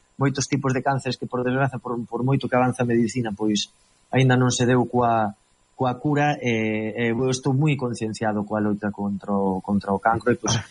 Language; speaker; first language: Galician; native; Galician